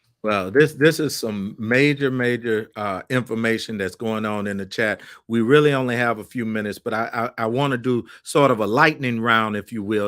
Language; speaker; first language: English; native; English